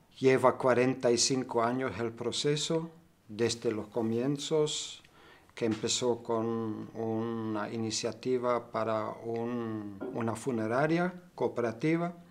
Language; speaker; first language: Spanish; non-native, fluent; German